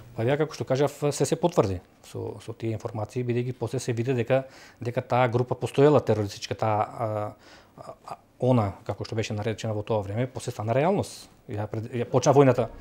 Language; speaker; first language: Macedonian; native; Macedonian